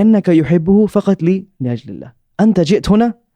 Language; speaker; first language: Arabic; non-native, learner; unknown